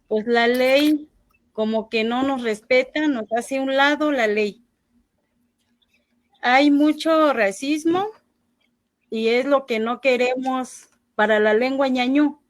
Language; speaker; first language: Spanish; non-native, local second language; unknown